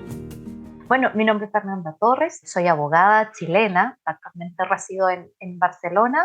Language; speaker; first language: Spanish; native; Spanish